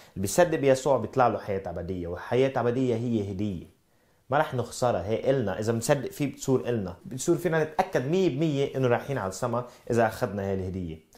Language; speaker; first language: Arabic; early bilingual, heritage; Arabic